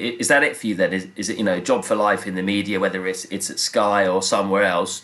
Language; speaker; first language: English; native; English